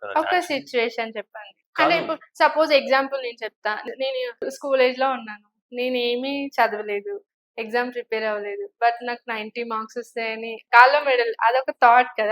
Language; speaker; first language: Telugu; native; Telugu